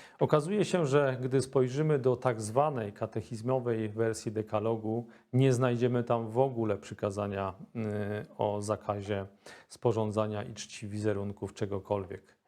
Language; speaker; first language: Polish; native; Polish